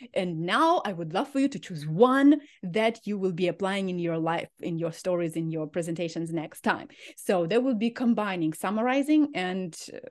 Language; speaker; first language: English; non-native, fluent; Ukrainian